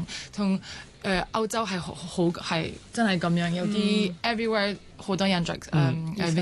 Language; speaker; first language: Cantonese; early bilingual, heritage; Cantonese